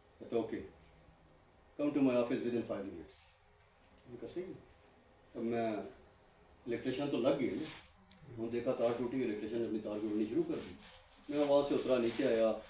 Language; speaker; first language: Urdu; native; Urdu